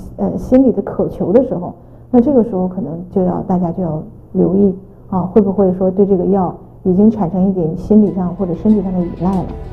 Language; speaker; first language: Chinese; native; Chinese